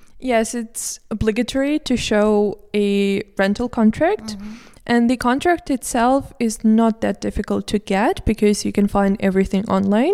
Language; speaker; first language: English; non-native, fluent; Russian